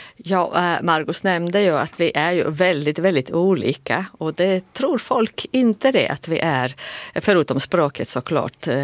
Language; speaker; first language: Swedish; non-native, fluent; Latvian